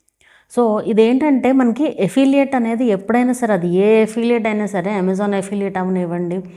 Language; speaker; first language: Telugu; native; Telugu